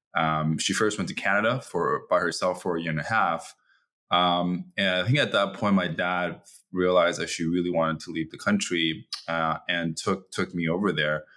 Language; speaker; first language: English; early bilingual, other home language; Chinese